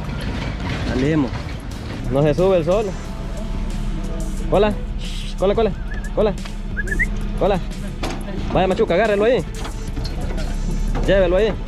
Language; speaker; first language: Spanish; native; Spanish